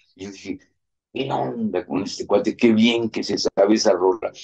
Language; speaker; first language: Spanish; native; Spanish